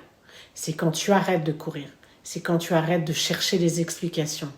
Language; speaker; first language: French; native; French